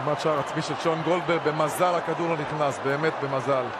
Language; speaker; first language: Hebrew; native; Hebrew